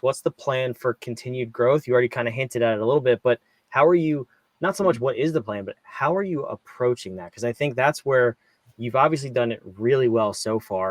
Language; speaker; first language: English; native; English